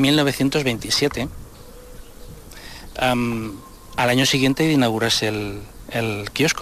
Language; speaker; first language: Spanish; native; Spanish